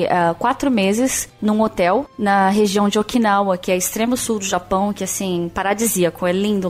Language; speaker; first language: Portuguese; native; Portuguese